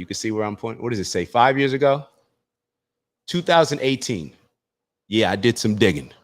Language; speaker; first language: English; native; English